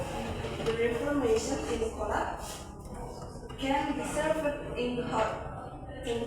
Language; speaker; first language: English; non-native, learner; Indonesian